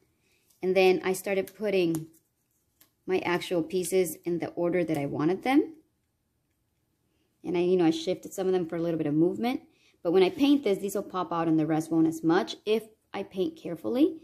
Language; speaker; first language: English; native; English